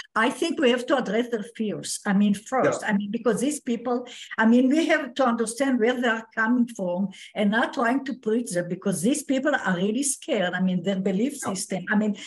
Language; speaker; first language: English; non-native, fluent; Hebrew